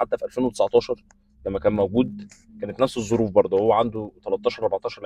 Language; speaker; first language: Arabic; native; Arabic